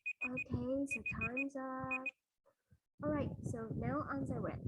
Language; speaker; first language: English; non-native, fluent; Vietnamese